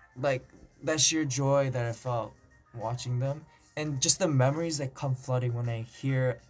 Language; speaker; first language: English; early bilingual, other home language; Korean